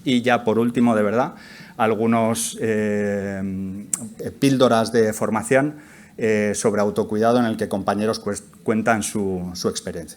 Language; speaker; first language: Spanish; native; Spanish